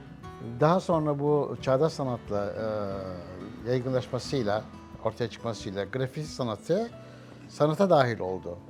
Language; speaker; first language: Turkish; native; Turkish